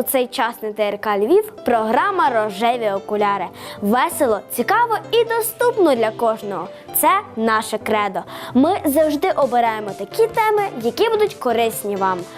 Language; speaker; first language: Ukrainian; native; Ukrainian